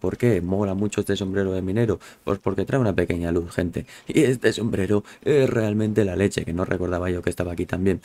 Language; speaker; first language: Spanish; native; Spanish